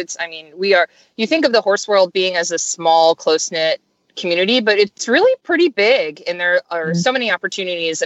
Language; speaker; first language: English; native; English